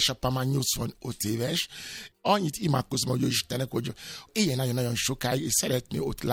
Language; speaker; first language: Hungarian; non-native, fluent; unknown